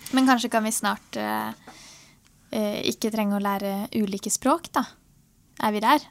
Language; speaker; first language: Norwegian; native; Norwegian